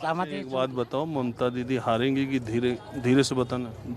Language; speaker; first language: Hindi; native; Hindi